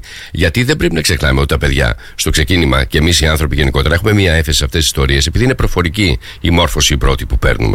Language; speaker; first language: Greek; native; Greek